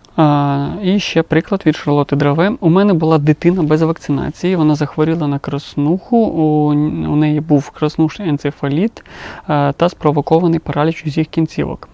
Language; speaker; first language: Ukrainian; non-native, local second language; Russian